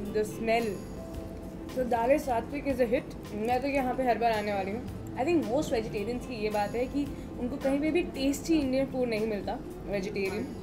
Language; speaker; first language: Hindi; native; Hindi